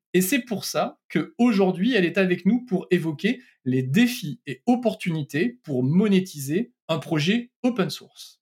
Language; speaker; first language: French; native; French